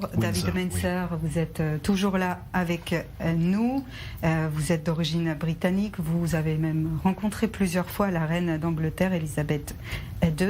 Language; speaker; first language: French; native; French